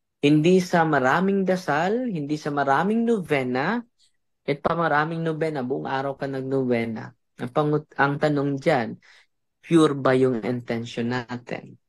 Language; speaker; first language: Filipino; non-native, local second language; Cebuano